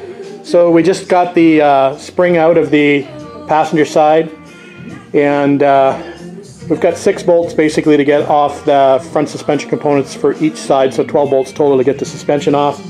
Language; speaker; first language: English; native; English